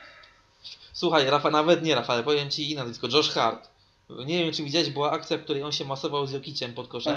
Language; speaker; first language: Polish; native; Polish